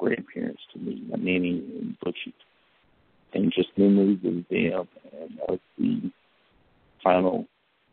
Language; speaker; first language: English; native; English